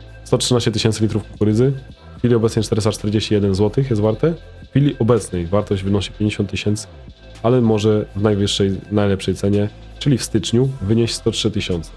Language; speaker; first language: Polish; native; Polish